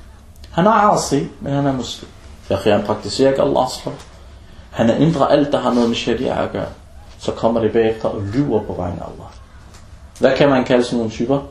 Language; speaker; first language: Danish; non-native, fluent; Arabic